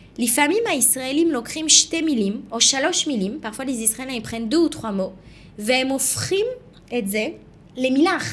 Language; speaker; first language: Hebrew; non-native, fluent; French